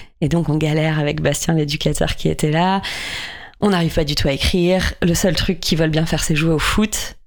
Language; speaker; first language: French; native; French